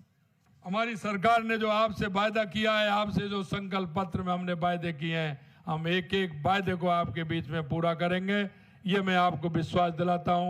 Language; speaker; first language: Hindi; native; Hindi